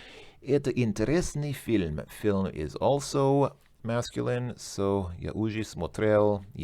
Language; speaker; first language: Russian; non-native, learner; English